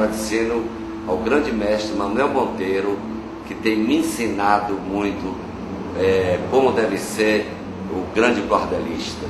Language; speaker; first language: Portuguese; native; Portuguese